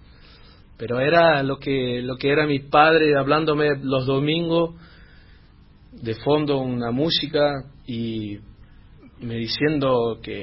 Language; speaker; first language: Spanish; non-native, fluent; Dutch